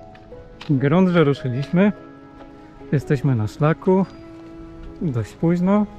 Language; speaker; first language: Polish; native; Polish